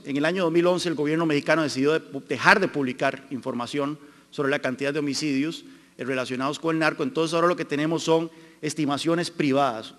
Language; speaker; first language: Spanish; native; Spanish